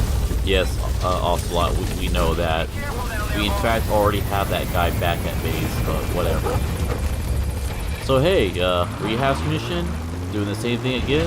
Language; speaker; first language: English; native; English